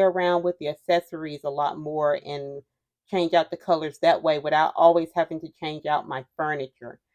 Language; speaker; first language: English; native; English